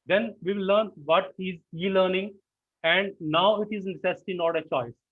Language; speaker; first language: English; non-native, local second language; Punjabi